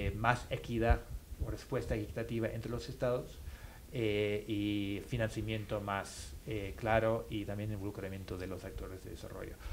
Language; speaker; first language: Spanish; non-native, fluent; English